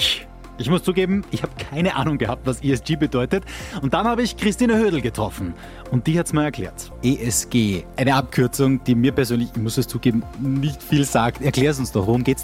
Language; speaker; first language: German; native; German